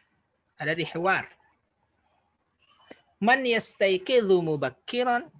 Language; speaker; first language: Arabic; non-native, fluent; Indonesian